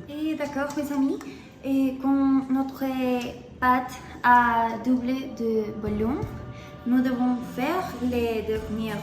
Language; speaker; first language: French; non-native, learner; Spanish